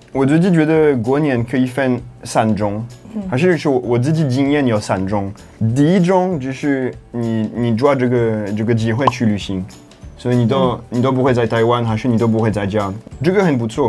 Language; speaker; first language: Chinese; non-native, fluent; French